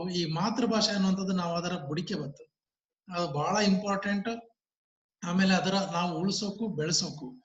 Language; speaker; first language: Kannada; non-native, local second language; Tulu